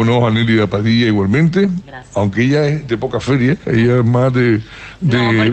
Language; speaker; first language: Spanish; native; Spanish